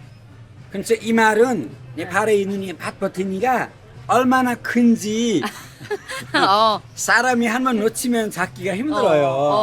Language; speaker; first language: Korean; non-native, fluent; Nepali